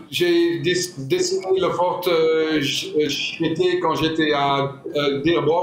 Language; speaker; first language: French; non-native, fluent; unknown